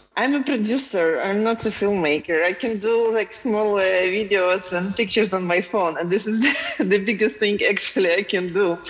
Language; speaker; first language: English; non-native, fluent; Ukrainian